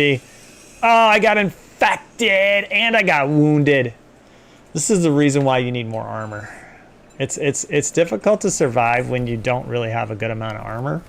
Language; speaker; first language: English; native; English